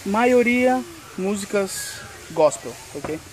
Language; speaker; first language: Portuguese; native; Portuguese